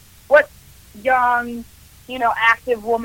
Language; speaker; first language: English; early bilingual, other home language; Spanish